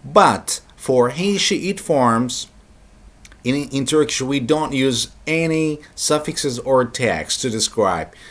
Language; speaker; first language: English; non-native, fluent; Turkish